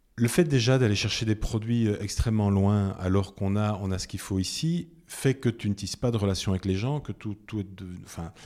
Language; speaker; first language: French; native; French